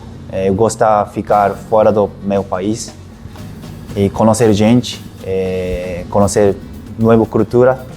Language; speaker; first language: Portuguese; non-native, learner; Japanese